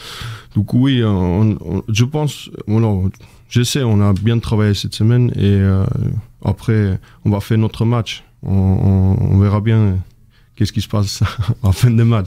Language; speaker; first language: French; non-native, fluent; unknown